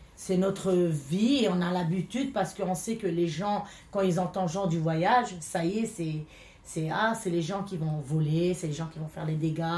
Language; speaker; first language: French; non-native, local second language; Romany